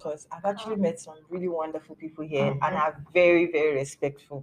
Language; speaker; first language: English; non-native, local second language; Yoruba